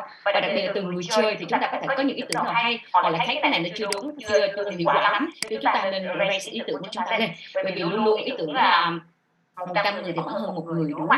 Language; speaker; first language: Vietnamese; native; Vietnamese